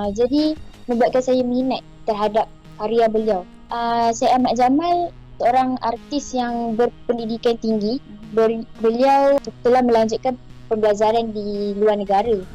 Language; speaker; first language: Malay; native; Malay